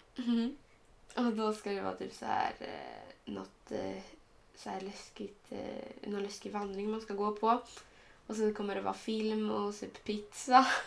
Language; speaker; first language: Swedish; native; Swedish